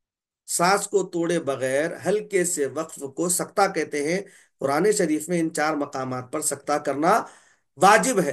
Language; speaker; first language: Urdu; native; Urdu